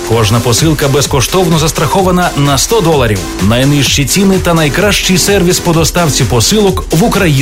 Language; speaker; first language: Ukrainian; native; Ukrainian